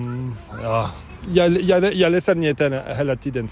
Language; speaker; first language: Swedish; non-native, learner; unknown